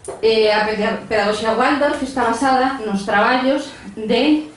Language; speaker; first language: Spanish; native; Spanish